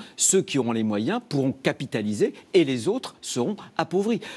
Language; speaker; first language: French; native; French